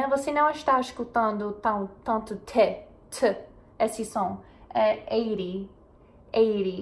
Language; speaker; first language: Portuguese; non-native, fluent; English